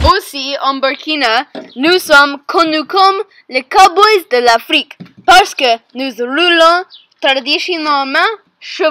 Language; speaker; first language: French; non-native, learner; English